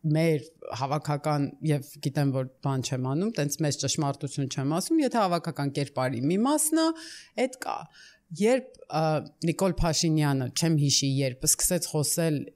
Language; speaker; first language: Armenian; early bilingual, heritage; Armenian